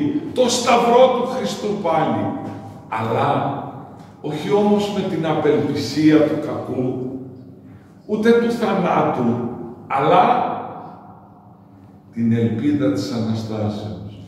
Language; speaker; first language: Greek; native; Greek